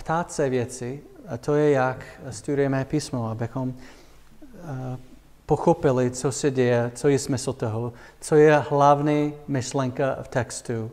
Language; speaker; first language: Czech; non-native, fluent; English